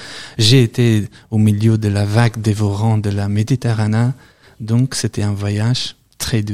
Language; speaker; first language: French; non-native, fluent; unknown